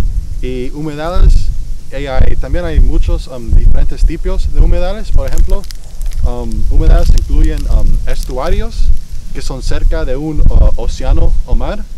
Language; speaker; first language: Spanish; non-native, fluent; English